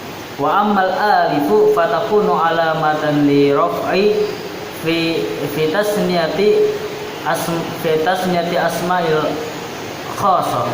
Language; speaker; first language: Arabic; non-native, learner; Indonesian